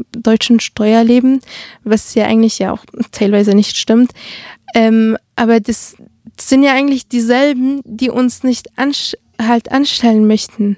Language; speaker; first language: German; early bilingual, other home language; Arabic